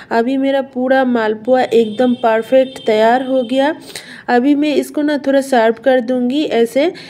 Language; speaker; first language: Hindi; non-native, local second language; Bangla